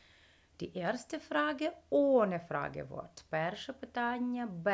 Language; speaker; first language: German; non-native, fluent; Ukrainian